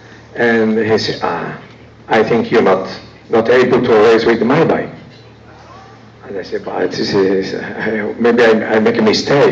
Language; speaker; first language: English; non-native, learner; Italian